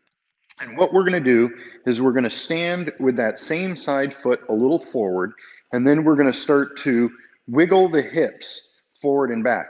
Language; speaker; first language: English; native; English